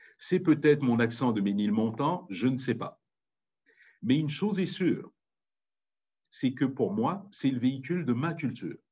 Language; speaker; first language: French; native; French